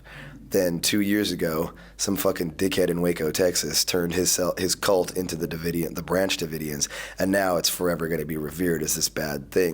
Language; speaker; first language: English; native; English